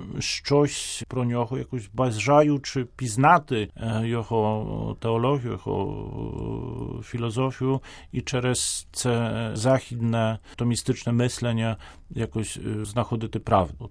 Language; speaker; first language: Ukrainian; non-native, fluent; Polish